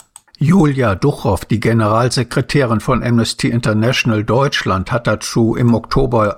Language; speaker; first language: German; native; German